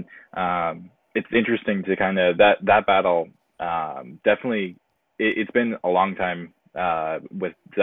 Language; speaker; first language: English; native; English